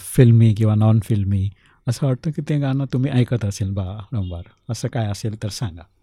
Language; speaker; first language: Marathi; non-native, local second language; Hindi